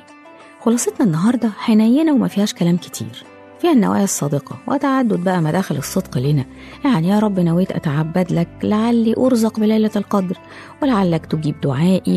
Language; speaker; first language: Arabic; native; Arabic